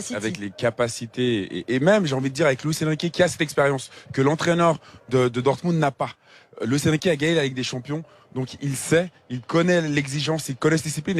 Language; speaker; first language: French; native; French